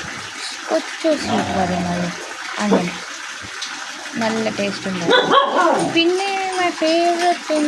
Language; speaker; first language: Malayalam; non-native, local second language; Telugu